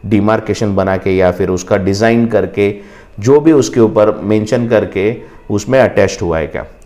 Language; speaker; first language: Hindi; non-native, local second language; Marathi